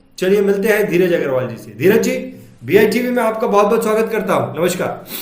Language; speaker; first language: Hindi; native; Hindi